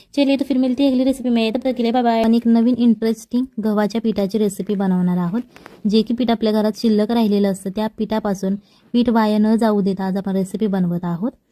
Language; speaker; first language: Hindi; non-native, local second language; Marathi